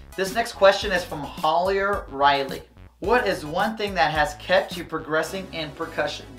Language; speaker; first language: English; native; English